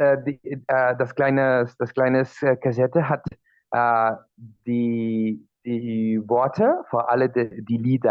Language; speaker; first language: German; non-native, learner; Spanish